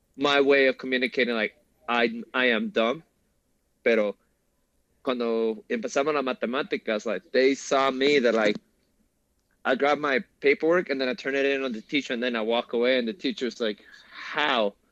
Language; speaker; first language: English; early bilingual, other home language; Spanish